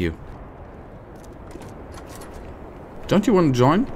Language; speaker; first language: English; non-native, fluent; German